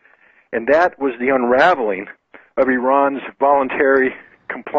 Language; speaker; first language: English; native; English